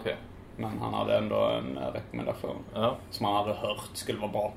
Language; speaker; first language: Swedish; native; Swedish